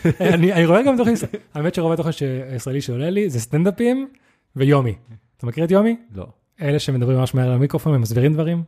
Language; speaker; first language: Hebrew; native; Hebrew